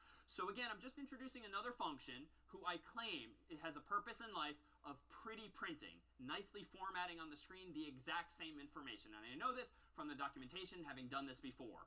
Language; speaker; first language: English; native; English